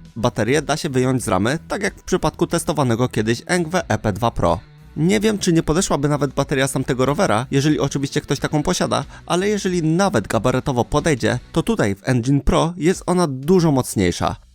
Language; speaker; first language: Polish; native; Polish